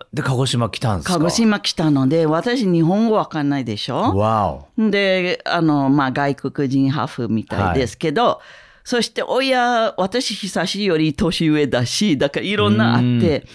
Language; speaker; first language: Japanese; non-native, learner; English